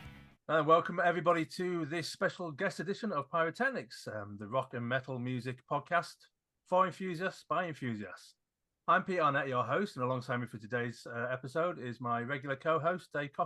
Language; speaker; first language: English; native; English